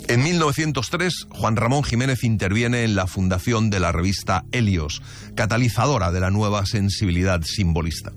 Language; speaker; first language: Spanish; native; Spanish